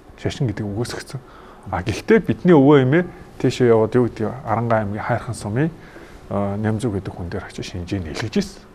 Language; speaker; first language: Mongolian; native; Mongolian